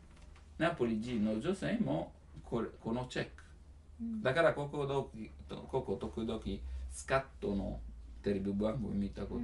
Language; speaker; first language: Japanese; non-native, learner; Italian